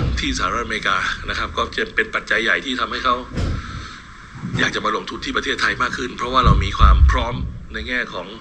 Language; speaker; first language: Thai; native; Thai